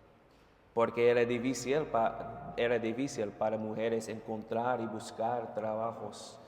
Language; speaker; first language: Spanish; non-native, fluent; English